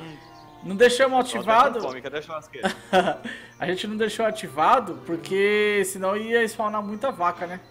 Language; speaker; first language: Portuguese; native; Portuguese